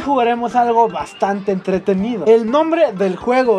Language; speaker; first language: Spanish; native; Spanish